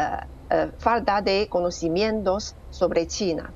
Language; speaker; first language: Spanish; non-native, fluent; Chinese